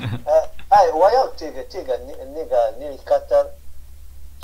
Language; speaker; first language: Chinese; non-native, learner; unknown